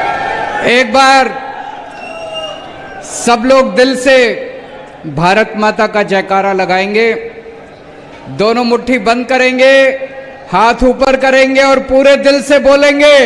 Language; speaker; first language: Hindi; native; Hindi